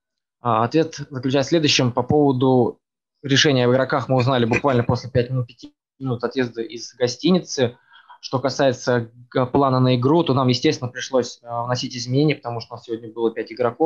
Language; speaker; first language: Russian; native; Russian